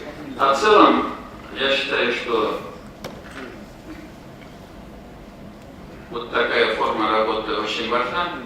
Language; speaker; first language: Russian; non-native, local second language; Tatar